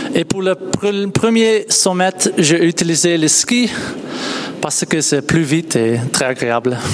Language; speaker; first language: French; non-native, learner; Dutch